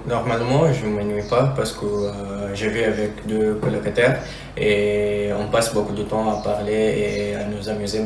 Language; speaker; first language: French; non-native, fluent; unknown